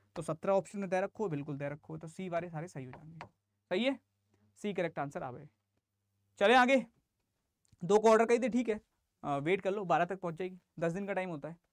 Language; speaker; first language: Hindi; native; Hindi